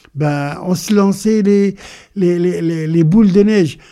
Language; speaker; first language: French; non-native, local second language; Arabic